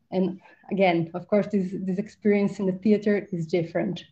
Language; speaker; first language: English; non-native, fluent; Portuguese